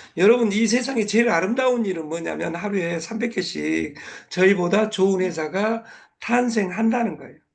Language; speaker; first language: Korean; native; Korean